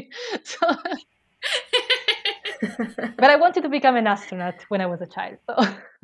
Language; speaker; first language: English; non-native, fluent; Italian